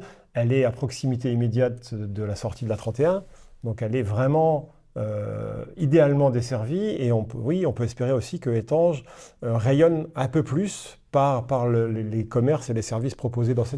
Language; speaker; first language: French; native; French